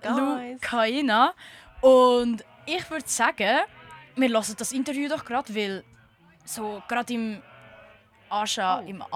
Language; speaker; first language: German; native; German